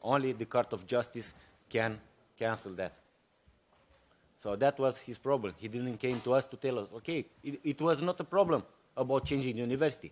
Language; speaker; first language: English; non-native, fluent; Romanian